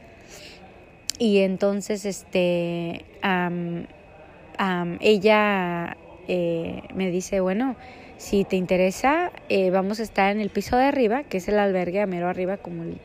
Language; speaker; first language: Spanish; native; Spanish